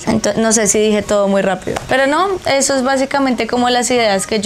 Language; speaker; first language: Spanish; native; Spanish